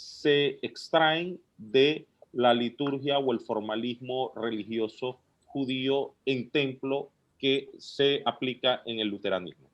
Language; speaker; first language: Spanish; native; Spanish